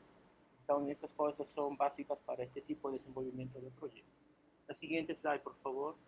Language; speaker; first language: Portuguese; non-native, fluent; Spanish